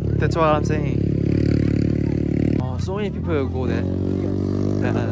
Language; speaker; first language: English; non-native, learner; Korean